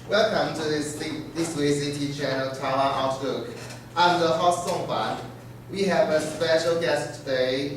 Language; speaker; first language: English; non-native, learner; Chinese